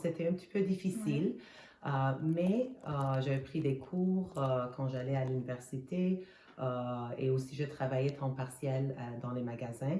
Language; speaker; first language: French; non-native, fluent; Armenian